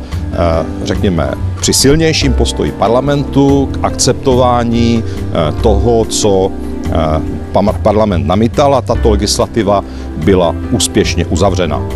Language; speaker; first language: Czech; native; Czech